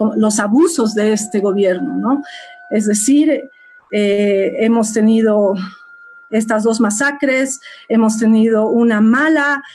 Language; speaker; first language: Spanish; native; Spanish